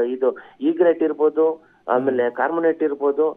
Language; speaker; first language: Kannada; native; Kannada